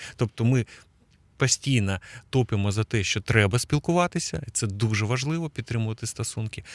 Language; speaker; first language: Ukrainian; native; Ukrainian